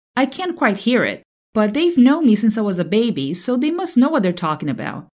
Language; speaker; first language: English; non-native, fluent; Portuguese